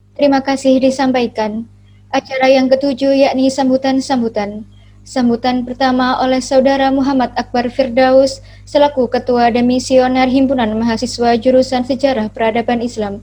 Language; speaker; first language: Malay; native; Malay